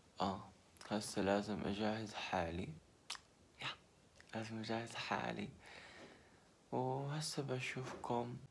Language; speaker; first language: Arabic; early bilingual, other home language; Korean